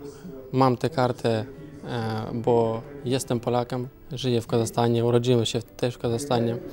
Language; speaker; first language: Polish; early bilingual, heritage; Polish